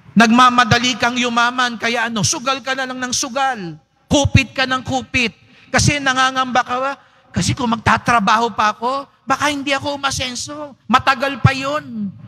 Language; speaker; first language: Filipino; native; Filipino